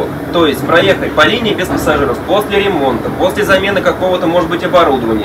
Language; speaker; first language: Russian; native; Russian